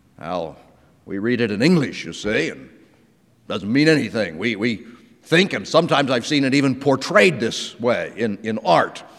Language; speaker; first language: English; native; English